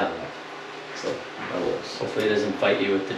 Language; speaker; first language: English; native; English